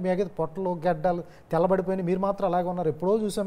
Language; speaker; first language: Telugu; native; Telugu